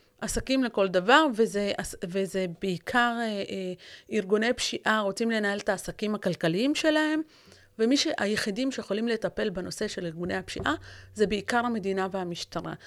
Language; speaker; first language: Hebrew; non-native, local second language; Arabic